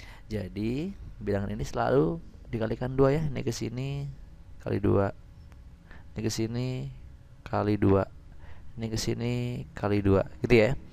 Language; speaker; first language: Indonesian; native; Indonesian